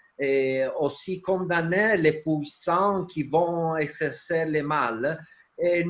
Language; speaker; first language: French; non-native, fluent; Italian